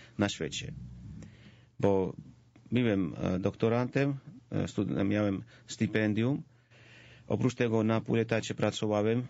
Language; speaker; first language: Polish; non-native, fluent; Georgian